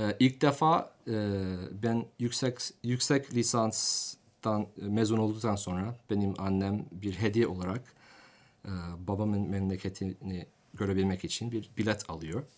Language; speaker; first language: Turkish; non-native, fluent; English